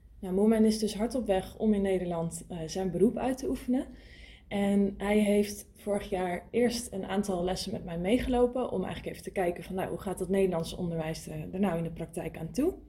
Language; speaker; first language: Dutch; native; Dutch